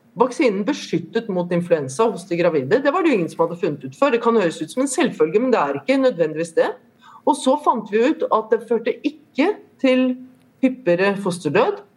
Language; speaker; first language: Norwegian; native; Norwegian